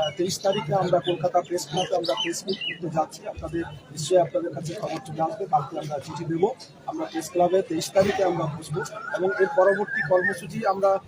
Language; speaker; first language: Bangla; non-native, local second language; Santali